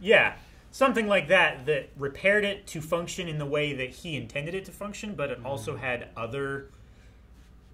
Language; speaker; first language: English; native; English